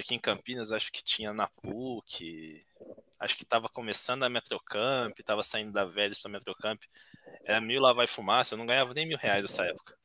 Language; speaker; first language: Portuguese; native; Portuguese